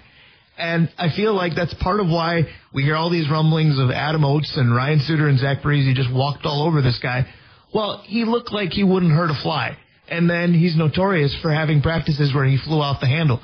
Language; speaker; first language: English; native; English